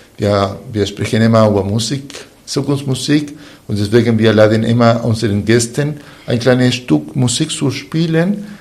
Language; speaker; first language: German; non-native, fluent; Spanish